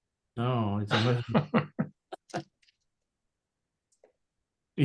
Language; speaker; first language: French; non-native, learner; English